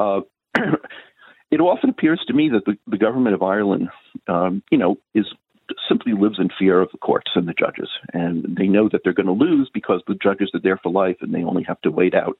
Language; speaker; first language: English; native; English